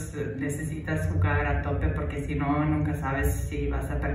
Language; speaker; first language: Spanish; non-native, fluent; Serbian